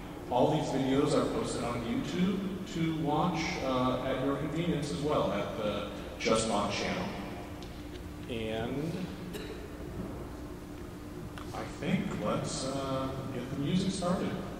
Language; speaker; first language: English; native; English